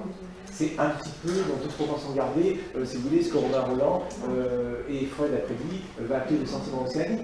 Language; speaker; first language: French; native; French